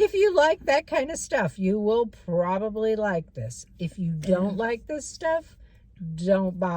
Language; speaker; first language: English; native; English